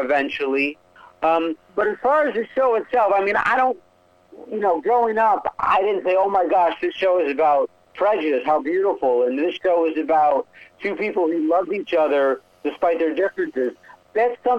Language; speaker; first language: English; native; English